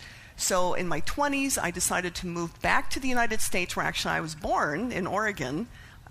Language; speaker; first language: English; native; English